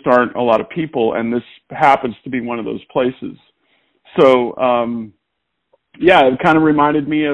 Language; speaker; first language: English; native; English